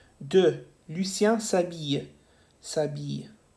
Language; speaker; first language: French; non-native, fluent; English